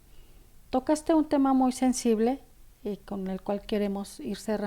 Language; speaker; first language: Spanish; native; Spanish